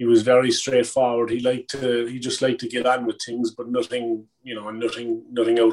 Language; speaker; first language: English; native; English